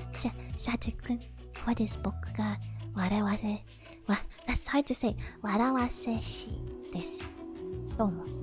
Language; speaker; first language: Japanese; non-native, learner; English